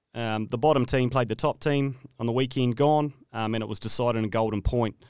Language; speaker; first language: English; native; English